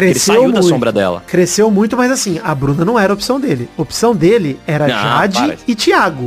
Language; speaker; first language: Portuguese; native; Portuguese